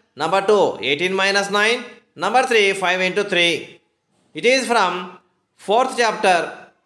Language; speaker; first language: English; non-native, local second language; Telugu